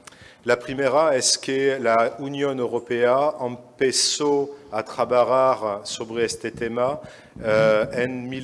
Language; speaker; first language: Spanish; non-native, fluent; French